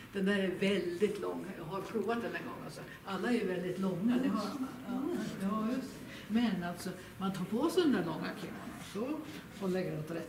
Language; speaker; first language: Swedish; native; Swedish